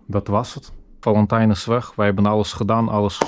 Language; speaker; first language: Dutch; non-native, fluent; Russian